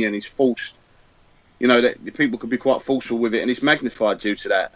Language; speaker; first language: English; native; English